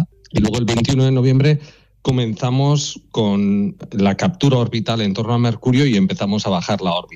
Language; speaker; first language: Spanish; native; Spanish